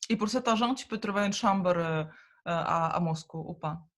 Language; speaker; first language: French; non-native, fluent; Russian